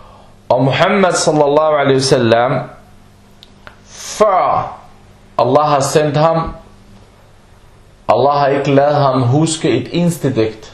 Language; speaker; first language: Danish; non-native, fluent; Arabic